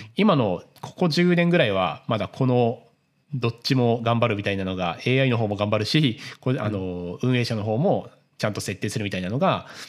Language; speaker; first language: Japanese; native; Japanese